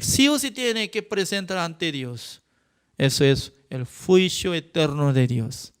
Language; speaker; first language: Spanish; non-native, fluent; Korean